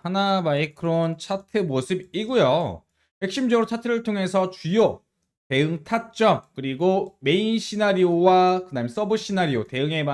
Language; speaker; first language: Korean; native; Korean